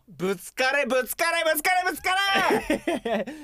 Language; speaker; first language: Japanese; early bilingual, other home language; Filipino